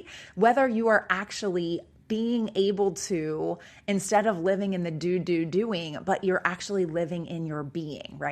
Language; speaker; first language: English; native; English